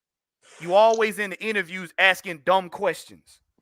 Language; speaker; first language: English; native; English